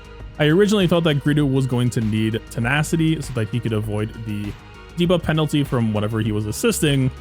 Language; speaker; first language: English; native; English